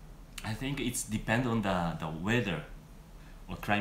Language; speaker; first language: English; non-native, learner; Japanese